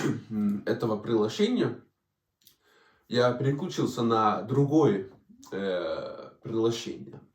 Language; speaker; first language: Russian; non-native, fluent; Danish